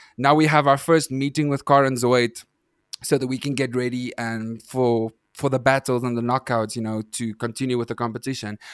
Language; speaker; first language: English; non-native, local second language; Afrikaans